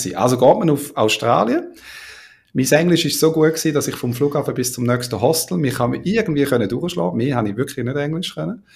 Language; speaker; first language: German; native; German